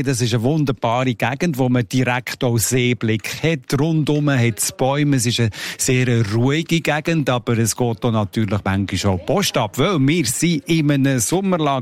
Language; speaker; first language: German; native; German